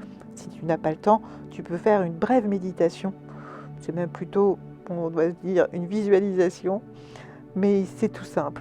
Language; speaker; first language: French; native; French